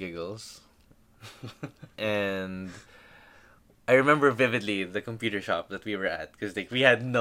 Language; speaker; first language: English; non-native, local second language; Filipino